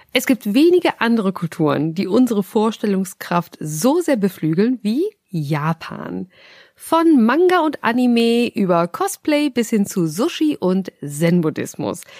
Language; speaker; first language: German; native; German